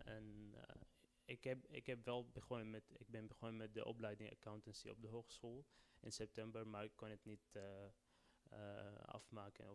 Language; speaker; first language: Dutch; non-native, learner; Arabic